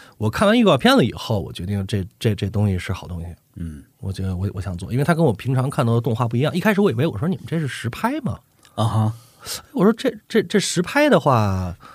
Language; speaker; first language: Chinese; native; Chinese